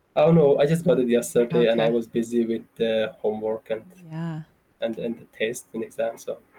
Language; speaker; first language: English; non-native, fluent; Persian